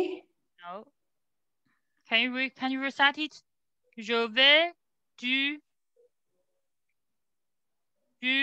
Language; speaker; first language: French; non-native, fluent; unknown